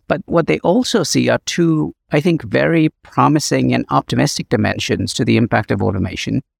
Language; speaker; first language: English; native; English